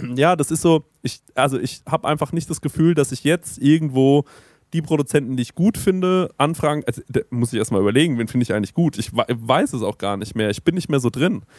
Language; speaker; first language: German; native; German